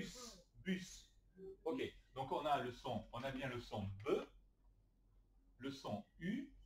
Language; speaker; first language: French; native; French